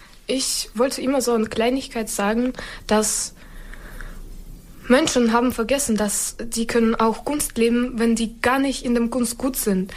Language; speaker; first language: German; non-native, learner; Ukrainian